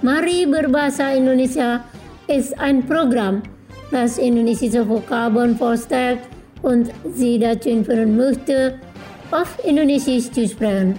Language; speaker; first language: German; non-native, fluent; Indonesian